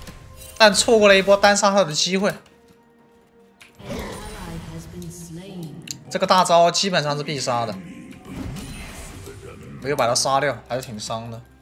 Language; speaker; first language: Chinese; native; Chinese